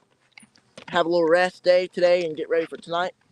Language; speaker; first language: English; native; English